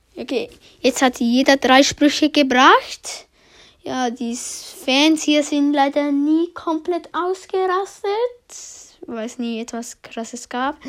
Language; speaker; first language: German; native; German